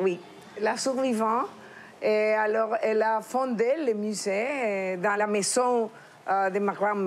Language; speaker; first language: French; non-native, fluent; Spanish